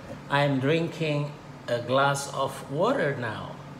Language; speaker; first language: English; non-native, fluent; Indonesian